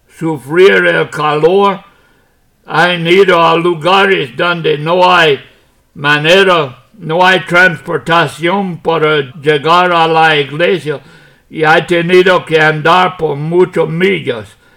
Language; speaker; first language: Spanish; non-native, fluent; English